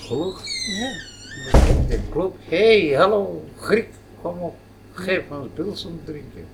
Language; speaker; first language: Dutch; non-native, learner; Greek